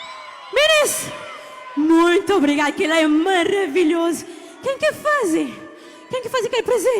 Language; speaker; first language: Portuguese; non-native, local second language; Kabuverdianu